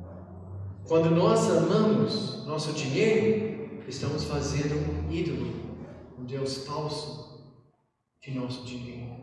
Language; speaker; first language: Portuguese; non-native, fluent; English